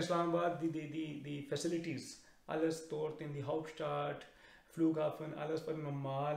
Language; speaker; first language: German; non-native, learner; Urdu